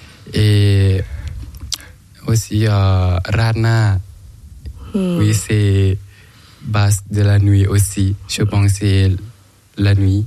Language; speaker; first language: French; non-native, learner; Thai